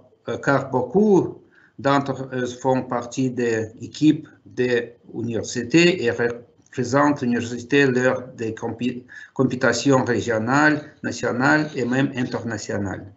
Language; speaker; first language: French; non-native, fluent; Russian